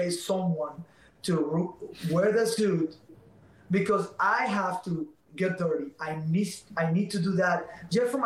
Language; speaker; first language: English; non-native, fluent; Spanish